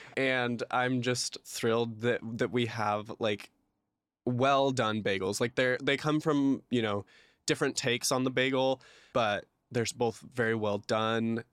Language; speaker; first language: English; native; English